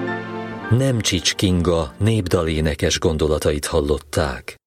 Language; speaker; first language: Hungarian; native; Hungarian